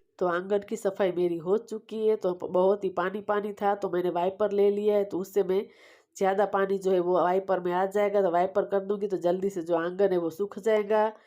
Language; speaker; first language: Hindi; non-native, local second language; Gujarati